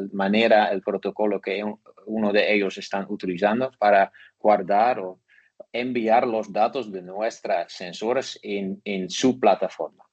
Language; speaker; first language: Spanish; non-native, learner; Dutch